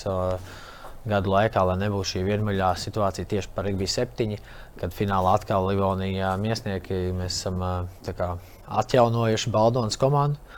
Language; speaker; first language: Latvian; native; Latvian